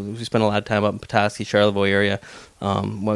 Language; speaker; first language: English; native; English